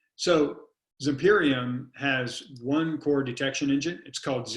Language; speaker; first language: English; native; English